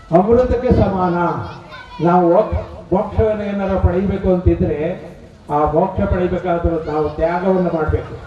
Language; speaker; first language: Kannada; native; Kannada